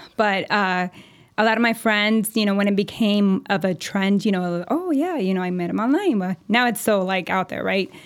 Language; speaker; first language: English; early bilingual, other home language; Spanish